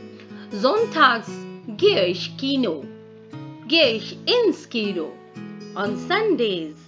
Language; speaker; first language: German; non-native, fluent; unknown